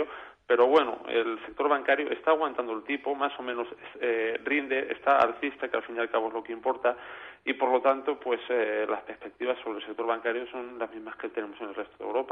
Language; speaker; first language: Spanish; native; Spanish